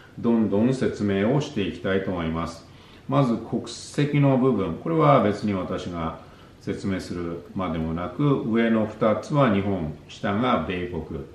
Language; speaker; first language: Japanese; native; Japanese